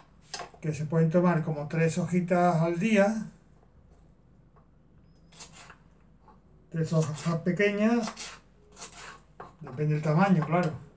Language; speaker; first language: Spanish; native; Spanish